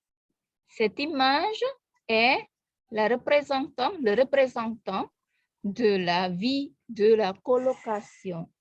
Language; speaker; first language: French; non-native, fluent; Indonesian